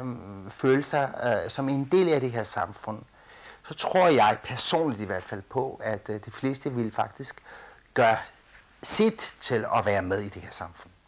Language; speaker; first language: Danish; early bilingual, other home language; Kurdish